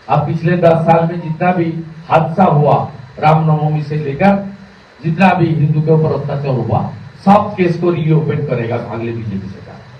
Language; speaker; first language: Hindi; non-native, local second language; Bangla